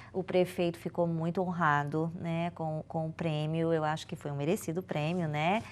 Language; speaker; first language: Portuguese; native; Portuguese